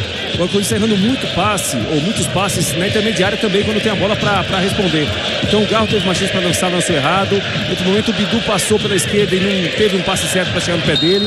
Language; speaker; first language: Portuguese; native; Portuguese